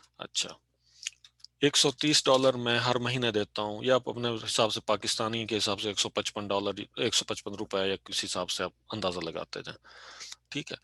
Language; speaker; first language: Urdu; non-native, local second language; Punjabi